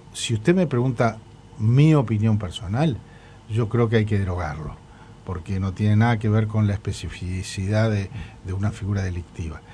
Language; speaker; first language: Spanish; native; Spanish